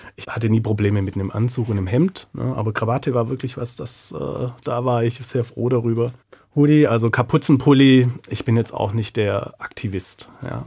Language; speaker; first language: German; native; German